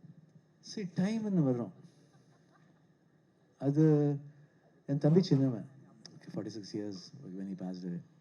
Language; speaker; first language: Tamil; non-native, local second language; Kannada